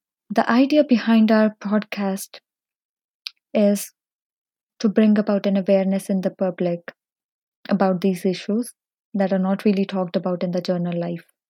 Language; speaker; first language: English; non-native, local second language; Punjabi